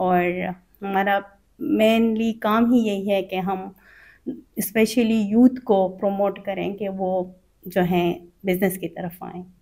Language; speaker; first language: Urdu; non-native, local second language; Khowar